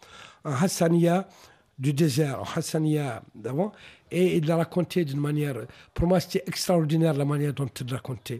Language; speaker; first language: French; non-native, local second language; Arabic